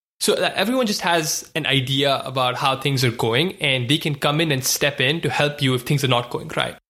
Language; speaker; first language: English; non-native, local second language; Hindi